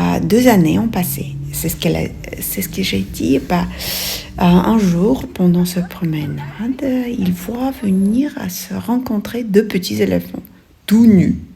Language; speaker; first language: French; non-native, fluent; Russian